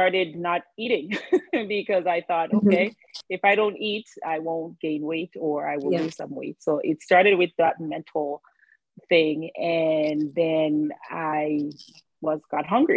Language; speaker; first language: English; non-native, local second language; Swati